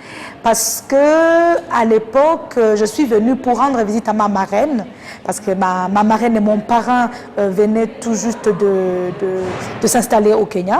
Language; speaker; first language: French; non-native, local second language; Kinyarwanda